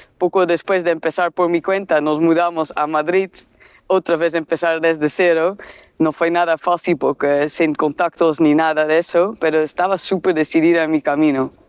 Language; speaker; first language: Spanish; non-native, fluent; Dutch